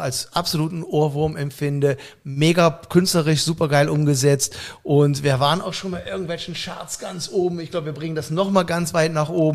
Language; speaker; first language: German; native; German